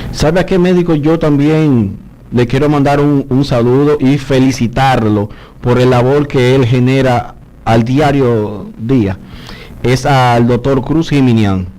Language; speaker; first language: Spanish; native; Spanish